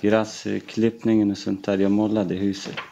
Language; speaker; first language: Swedish; non-native, fluent; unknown